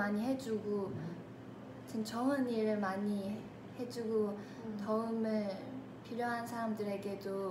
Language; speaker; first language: Korean; non-native, fluent; Chinese